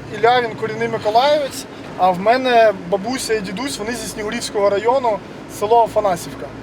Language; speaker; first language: Ukrainian; native; Ukrainian